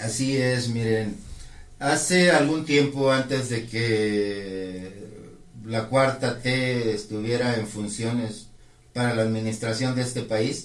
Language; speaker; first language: Spanish; non-native, local second language; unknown